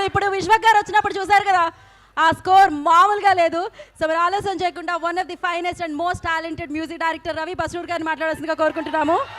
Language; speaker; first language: Telugu; native; Telugu